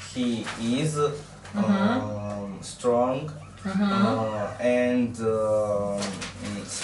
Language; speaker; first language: English; non-native, learner; Russian